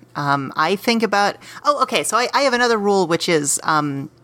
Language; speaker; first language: English; native; English